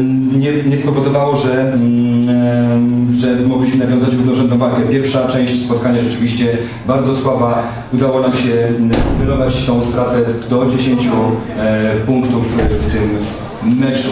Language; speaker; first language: Polish; native; Polish